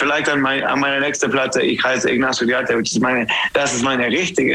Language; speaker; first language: German; non-native, fluent; English